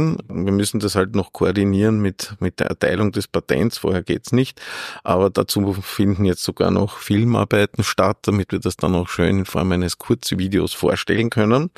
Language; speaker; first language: German; native; German